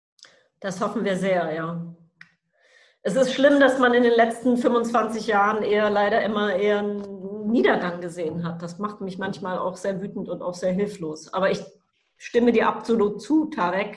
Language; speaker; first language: German; native; German